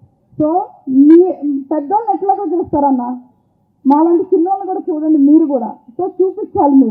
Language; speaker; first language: Telugu; native; Telugu